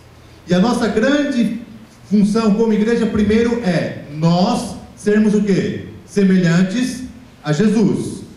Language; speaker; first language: Portuguese; native; Portuguese